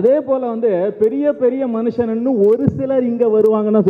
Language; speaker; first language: Tamil; native; Tamil